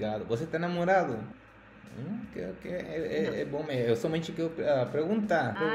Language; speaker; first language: Portuguese; non-native, learner; Spanish